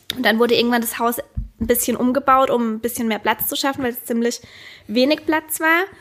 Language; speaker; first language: German; native; German